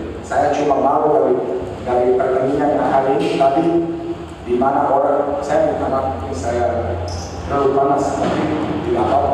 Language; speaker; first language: Indonesian; non-native, fluent; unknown